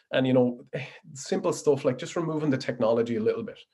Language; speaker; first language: English; native; English